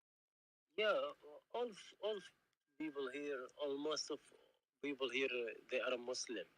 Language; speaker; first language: English; non-native, learner; Arabic